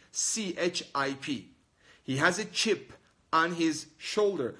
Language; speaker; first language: English; non-native, fluent; Persian